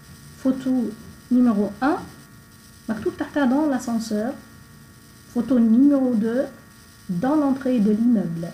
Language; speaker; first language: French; non-native, fluent; Arabic